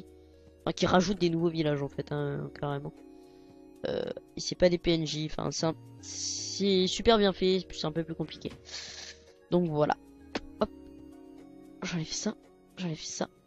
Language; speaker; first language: French; native; French